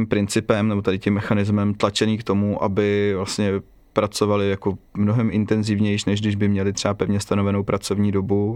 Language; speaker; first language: Czech; native; Czech